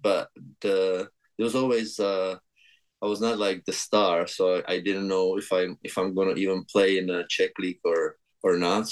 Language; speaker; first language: English; non-native, fluent; Czech